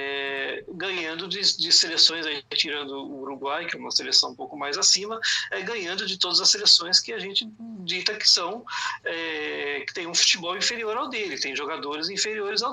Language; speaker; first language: Portuguese; native; Portuguese